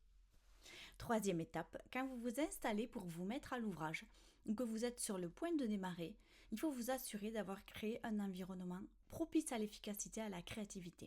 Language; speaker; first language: French; native; French